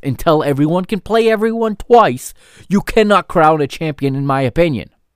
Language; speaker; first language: English; native; English